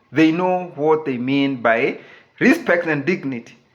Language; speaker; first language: English; non-native, local second language; Swahili